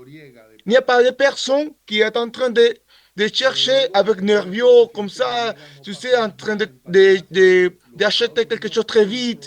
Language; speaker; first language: French; non-native, learner; Spanish